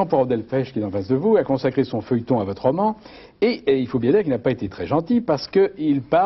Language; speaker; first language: French; native; French